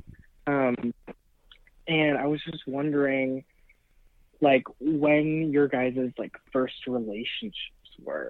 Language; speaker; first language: English; native; English